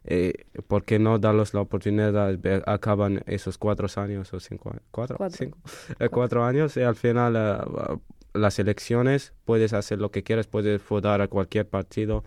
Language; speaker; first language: Spanish; non-native, fluent; Arabic